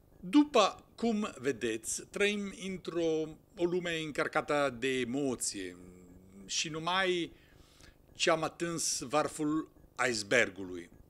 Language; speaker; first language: Romanian; non-native, fluent; Italian